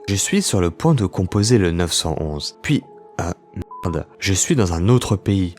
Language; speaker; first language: French; native; French